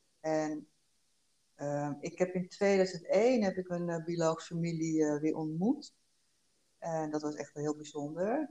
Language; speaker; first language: Dutch; early bilingual, other home language; Korean